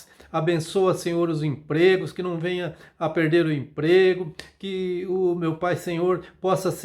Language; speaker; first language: Portuguese; native; Portuguese